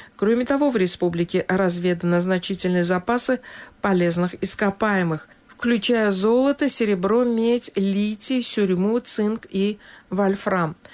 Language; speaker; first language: Russian; non-native, local second language; Tajik